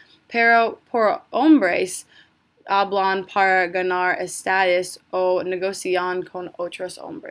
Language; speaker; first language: Spanish; non-native, learner; English